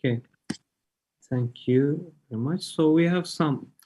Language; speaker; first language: English; non-native, fluent; Turkish